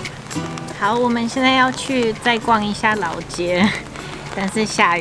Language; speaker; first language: Chinese; non-native, fluent; English